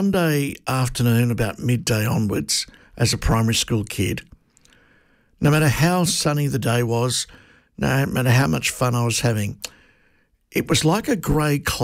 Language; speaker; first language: English; native; English